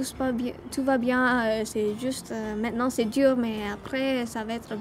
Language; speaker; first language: French; non-native, learner; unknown